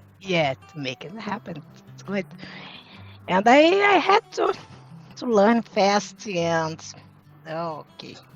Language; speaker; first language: English; non-native, learner; Portuguese